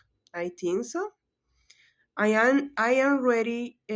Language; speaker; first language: English; non-native, learner; Spanish